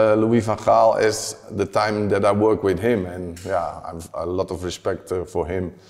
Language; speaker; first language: English; non-native, fluent; Dutch